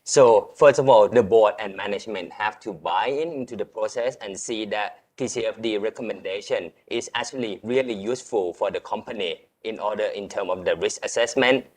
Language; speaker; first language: English; non-native, fluent; Thai